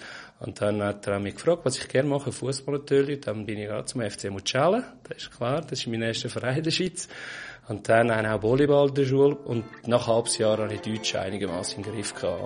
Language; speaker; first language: German; non-native, fluent; Portuguese